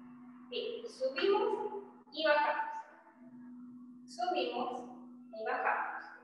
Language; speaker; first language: Spanish; native; Spanish